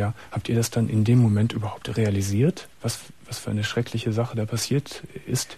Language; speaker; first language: German; native; German